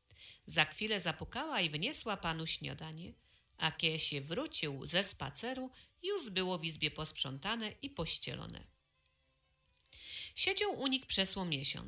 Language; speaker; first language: Polish; native; Polish